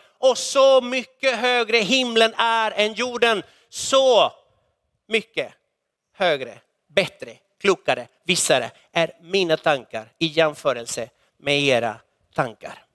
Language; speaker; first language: Swedish; non-native, fluent; Spanish